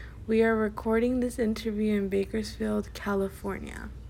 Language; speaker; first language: English; early bilingual, other home language; Spanish